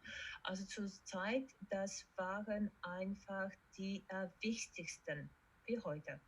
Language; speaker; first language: German; non-native, fluent; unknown